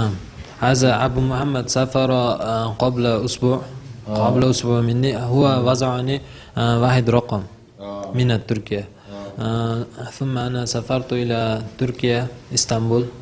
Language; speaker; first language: Arabic; non-native, learner; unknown